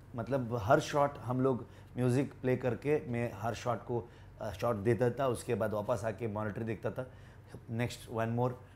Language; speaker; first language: Hindi; non-native, local second language; Kannada